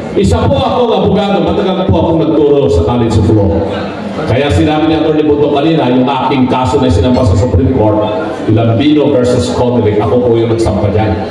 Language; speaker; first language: Filipino; non-native, local second language; Pangasinan